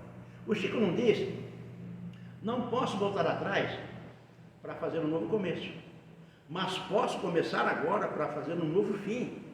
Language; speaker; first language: Portuguese; native; Portuguese